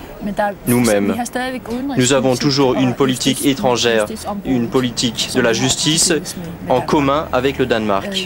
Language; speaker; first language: French; non-native, fluent; Kalaallisut